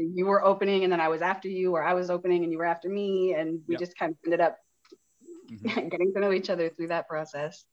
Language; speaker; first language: English; native; English